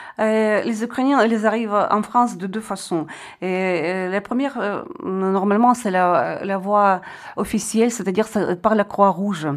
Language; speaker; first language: French; non-native, fluent; Ukrainian